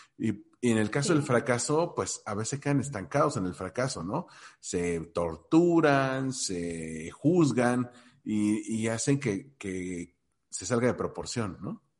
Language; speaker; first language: Spanish; native; Spanish